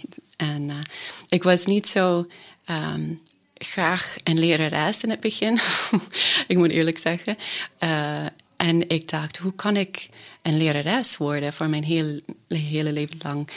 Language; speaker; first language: Dutch; non-native, fluent; English